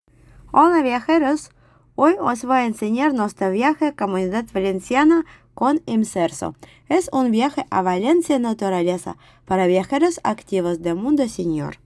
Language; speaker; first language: Spanish; non-native, fluent; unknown